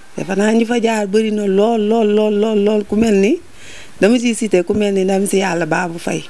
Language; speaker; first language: Wolof; native; Wolof